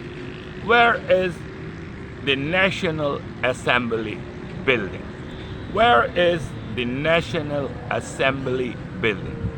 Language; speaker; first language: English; non-native, fluent; Urdu